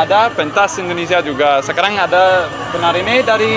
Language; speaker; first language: Indonesian; non-native, learner; English